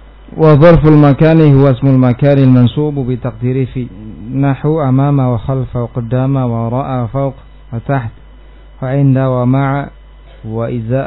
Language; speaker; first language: Arabic; non-native, fluent; Indonesian